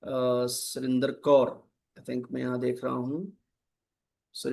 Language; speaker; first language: Hindi; native; Hindi